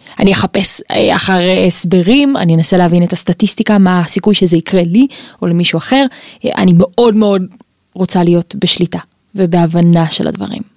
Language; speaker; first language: Hebrew; native; Hebrew